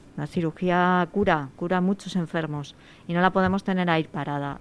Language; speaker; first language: Spanish; native; Spanish